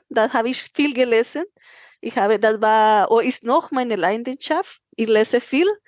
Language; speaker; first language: German; non-native, fluent; Spanish